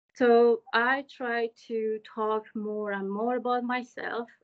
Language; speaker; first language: English; non-native, fluent; Persian